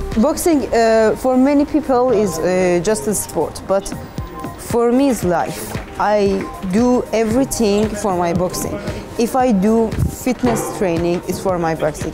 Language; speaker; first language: English; non-native, learner; Persian